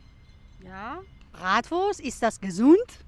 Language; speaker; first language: German; non-native, fluent; Persian